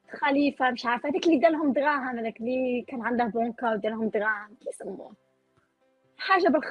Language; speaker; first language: Arabic; native; Arabic